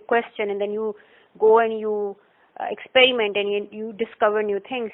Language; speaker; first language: English; non-native, local second language; Urdu